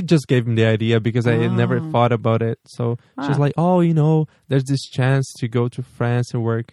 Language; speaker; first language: English; non-native, fluent; Portuguese